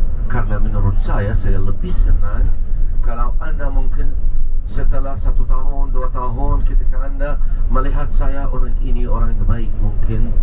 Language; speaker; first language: Indonesian; non-native, fluent; Arabic